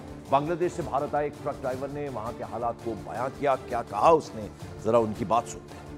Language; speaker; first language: Hindi; native; Hindi